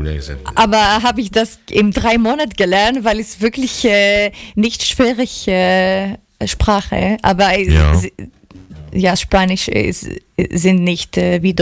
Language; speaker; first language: German; early bilingual, heritage; Greek